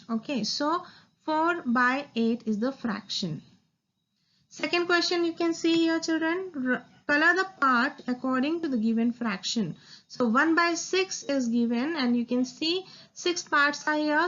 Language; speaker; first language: English; non-native, local second language; Hindi